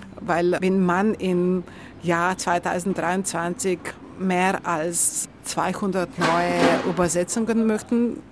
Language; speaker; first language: German; non-native, learner; Slovenian